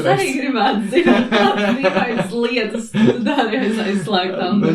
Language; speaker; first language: Latvian; native; Latvian